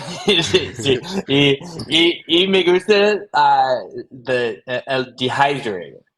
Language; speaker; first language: Spanish; non-native, learner; English